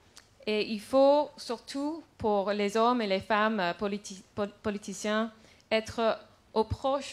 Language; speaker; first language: French; non-native, fluent; English